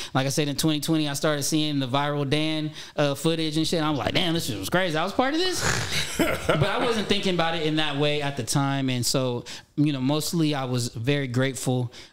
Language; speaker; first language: English; native; English